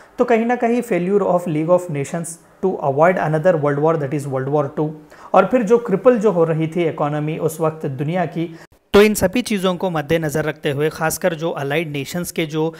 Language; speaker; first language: Hindi; non-native, local second language; Telugu